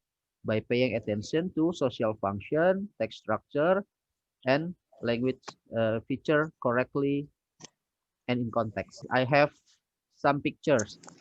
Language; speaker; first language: English; non-native, fluent; Indonesian